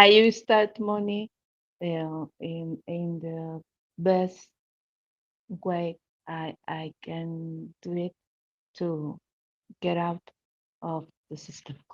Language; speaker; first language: English; non-native, learner; Spanish